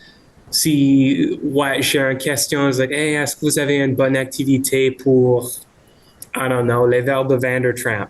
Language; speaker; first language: French; non-native, local second language; English